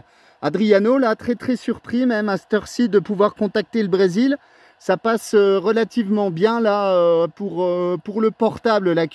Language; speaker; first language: French; native; French